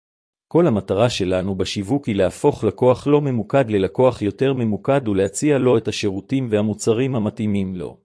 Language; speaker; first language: Hebrew; native; Hebrew